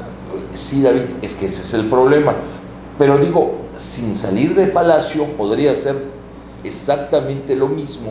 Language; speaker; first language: Spanish; native; Spanish